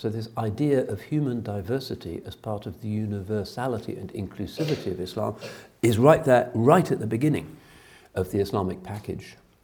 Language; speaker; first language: English; native; English